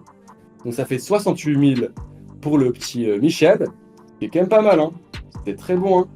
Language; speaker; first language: French; native; French